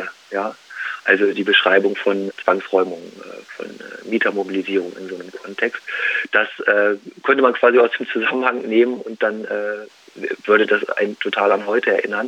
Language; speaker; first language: German; native; German